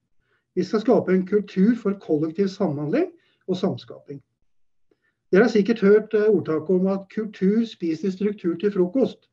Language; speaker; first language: Norwegian; native; Norwegian